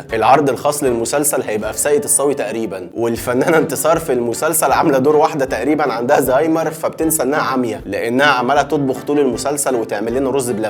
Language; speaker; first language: Arabic; native; Arabic